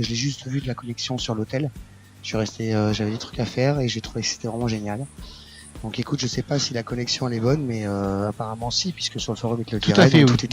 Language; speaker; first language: French; native; French